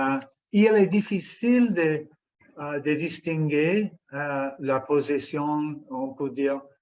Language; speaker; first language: French; non-native, fluent; English